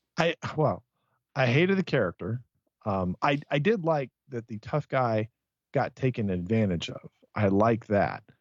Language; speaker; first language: English; native; English